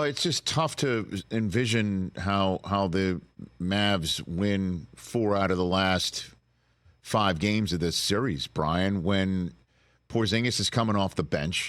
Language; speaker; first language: English; native; English